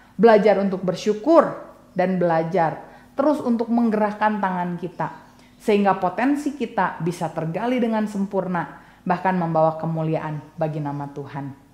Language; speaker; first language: Indonesian; native; Indonesian